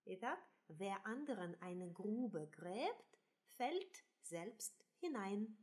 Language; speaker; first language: German; non-native, fluent; Russian